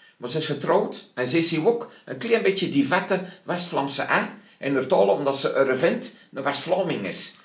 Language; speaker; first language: Dutch; native; Dutch